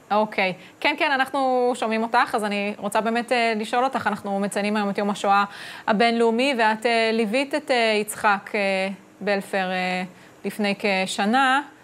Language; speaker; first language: Hebrew; native; Hebrew